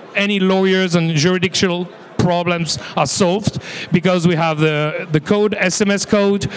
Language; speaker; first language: English; non-native, fluent; French